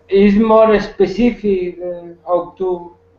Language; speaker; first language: English; non-native, learner; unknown